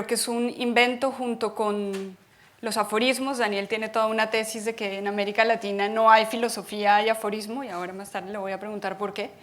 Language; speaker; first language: Spanish; native; Spanish